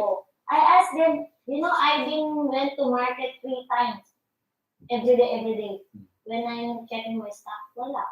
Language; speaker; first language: English; non-native, local second language; Filipino